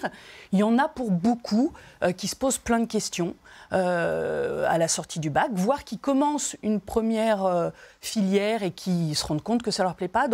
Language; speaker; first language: French; native; French